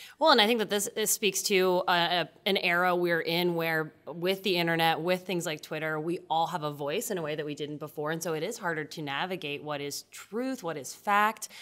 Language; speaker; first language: English; native; English